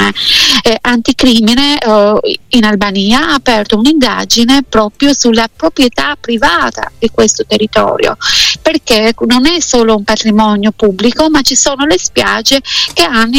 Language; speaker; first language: Italian; non-native, fluent; Albanian